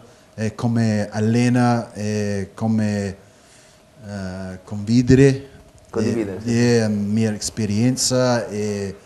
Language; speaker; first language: Italian; non-native, learner; English